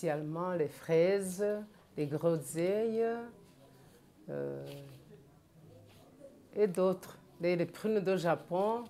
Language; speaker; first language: French; non-native, local second language; Rundi